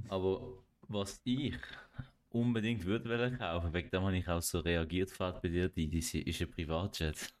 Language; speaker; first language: German; early bilingual, other home language; Kurdish